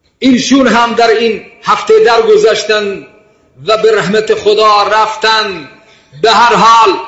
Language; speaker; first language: Persian; non-native, local second language; Baluchi